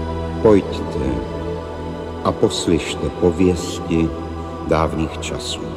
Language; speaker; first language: Czech; native; Czech